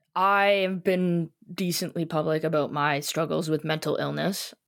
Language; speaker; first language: English; native; English